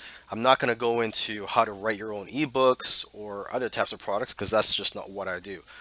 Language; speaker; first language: English; native; English